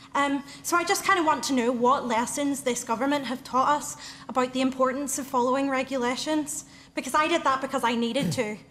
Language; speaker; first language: English; native; English